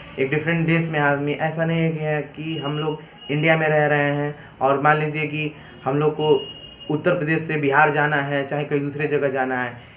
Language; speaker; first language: Hindi; native; Hindi